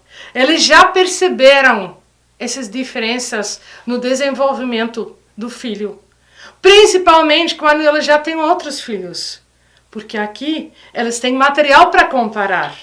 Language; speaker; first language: Portuguese; non-native, fluent; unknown